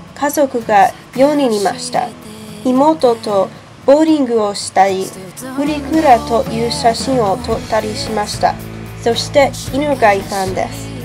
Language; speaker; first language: Japanese; non-native, learner; English